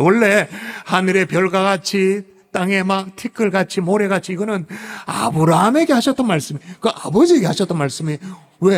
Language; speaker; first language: Korean; native; Korean